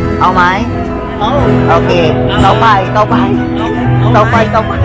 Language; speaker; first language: Thai; non-native, learner; Filipino